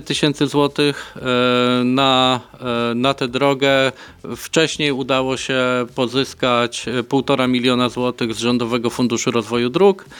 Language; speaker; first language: Polish; native; Polish